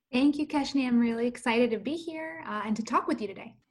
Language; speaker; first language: English; early bilingual, other home language; Spanish